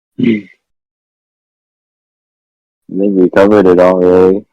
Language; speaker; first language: English; native; English